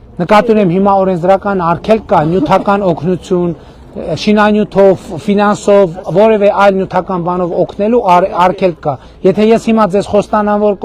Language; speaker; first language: Armenian; native; Armenian